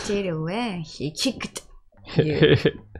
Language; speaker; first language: English; non-native, learner; Japanese